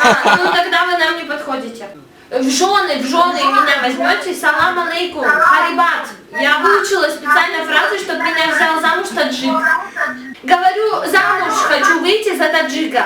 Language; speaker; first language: Russian; native; Russian